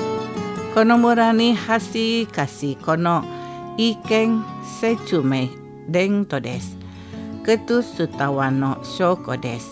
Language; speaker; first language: Japanese; non-native, fluent; Indonesian